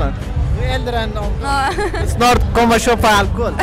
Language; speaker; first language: Swedish; non-native, learner; Persian